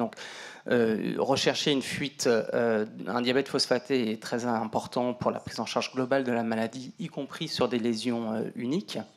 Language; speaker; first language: French; native; French